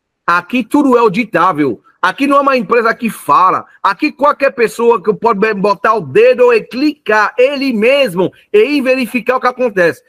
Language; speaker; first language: Portuguese; non-native, fluent; French